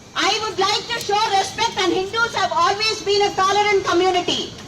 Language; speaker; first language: English; non-native, local second language; Tamil